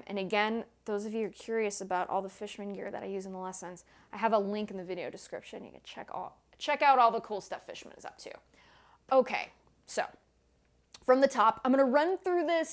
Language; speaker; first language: English; native; English